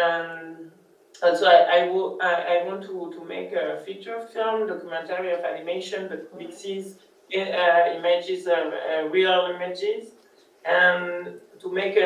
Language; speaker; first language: English; non-native, learner; French